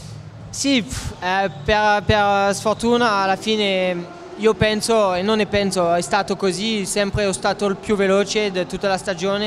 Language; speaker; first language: Italian; non-native, fluent; French